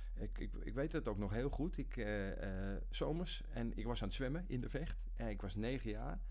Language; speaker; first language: Dutch; native; Dutch